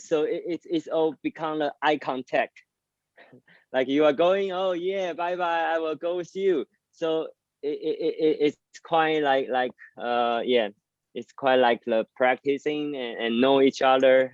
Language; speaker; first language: English; non-native, learner; Chinese